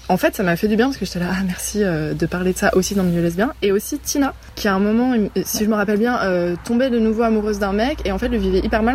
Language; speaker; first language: French; native; French